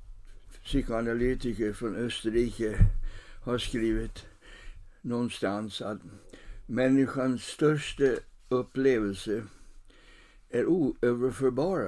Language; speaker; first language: Swedish; non-native, fluent; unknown